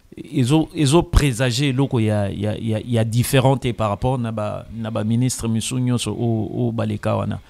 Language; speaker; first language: French; non-native, local second language; Lingala